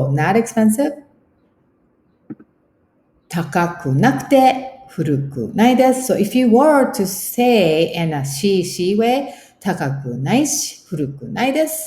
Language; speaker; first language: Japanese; non-native, fluent; English